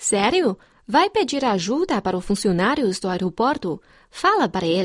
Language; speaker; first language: Portuguese; non-native, fluent; Chinese